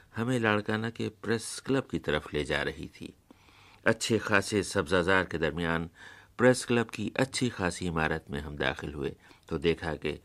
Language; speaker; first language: Urdu; native; Urdu